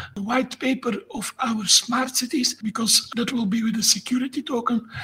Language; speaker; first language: English; non-native, fluent; Dutch